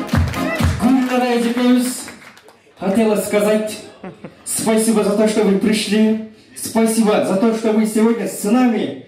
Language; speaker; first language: Russian; non-native, local second language; Kyrgyz